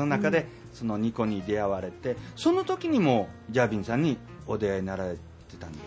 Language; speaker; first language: Japanese; native; Japanese